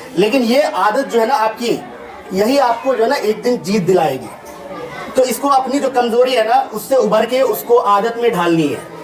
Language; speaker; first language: Hindi; native; Hindi